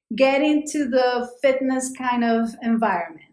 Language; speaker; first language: English; non-native, fluent; Spanish